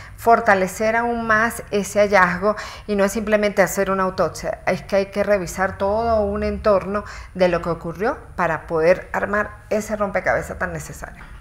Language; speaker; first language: Spanish; native; Spanish